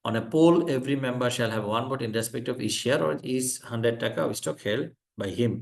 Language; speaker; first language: English; non-native, local second language; Bangla